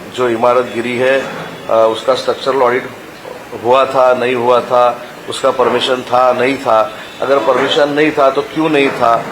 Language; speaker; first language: Hindi; non-native, local second language; Marathi